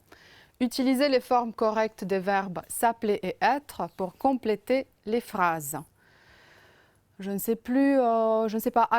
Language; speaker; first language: French; non-native, fluent; Romanian